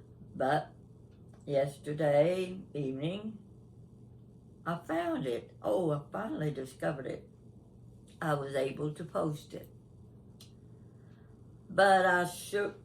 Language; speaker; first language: English; native; English